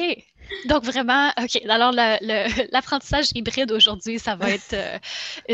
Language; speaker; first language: French; native; French